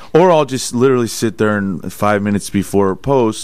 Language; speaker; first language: English; native; English